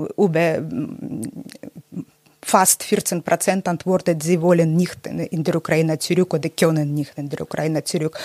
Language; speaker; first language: German; non-native, learner; Ukrainian